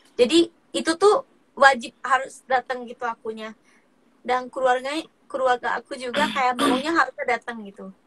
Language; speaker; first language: Indonesian; non-native, fluent; Japanese